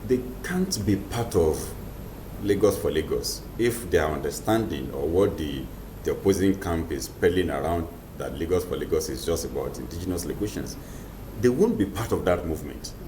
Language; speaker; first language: English; non-native, local second language; Yoruba